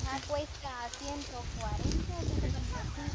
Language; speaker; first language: Spanish; native; Spanish